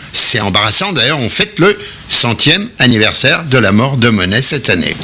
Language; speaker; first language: French; native; French